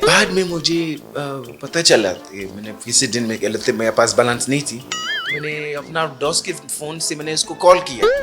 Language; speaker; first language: Hindi; non-native, fluent; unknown